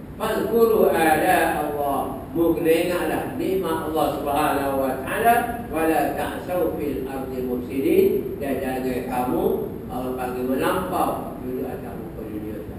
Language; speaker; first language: Malay; native; Malay